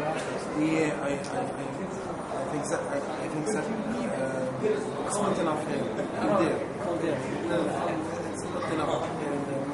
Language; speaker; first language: English; non-native, learner; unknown